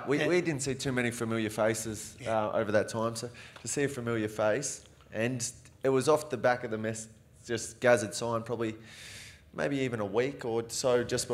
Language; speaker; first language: English; native; English